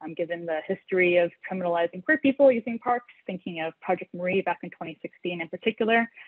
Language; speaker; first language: English; native; English